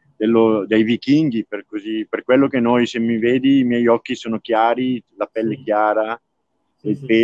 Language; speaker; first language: Italian; native; Italian